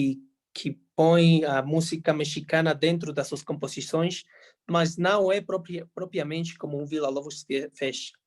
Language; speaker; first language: Portuguese; non-native, fluent; Spanish